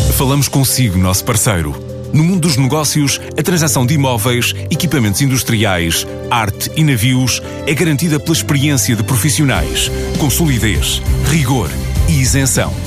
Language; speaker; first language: Portuguese; native; Portuguese